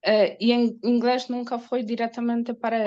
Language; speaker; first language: Portuguese; non-native, learner; Polish